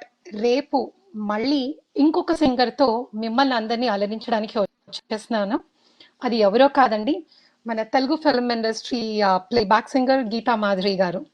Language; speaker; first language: Telugu; native; Telugu